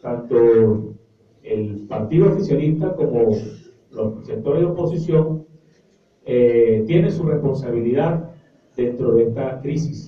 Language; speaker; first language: Spanish; native; Spanish